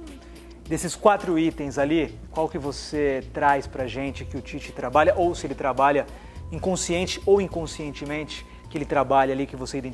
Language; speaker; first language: Portuguese; native; Portuguese